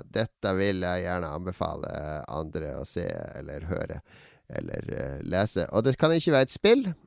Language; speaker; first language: Norwegian; native; Norwegian